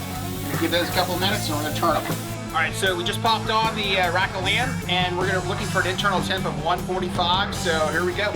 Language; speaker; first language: English; native; English